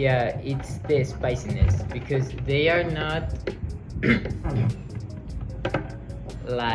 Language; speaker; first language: English; non-native, learner; Spanish